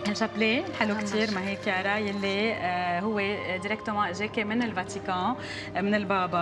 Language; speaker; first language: Arabic; native; Arabic